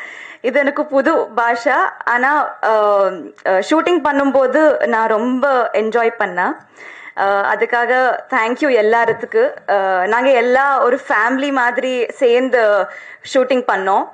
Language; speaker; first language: Tamil; non-native, learner; Telugu